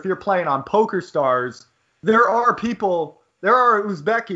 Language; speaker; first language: English; native; English